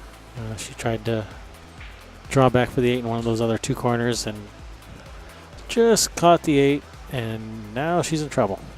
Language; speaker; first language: English; native; English